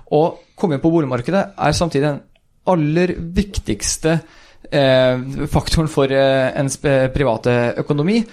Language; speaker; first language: Norwegian; early bilingual, other home language; Swedish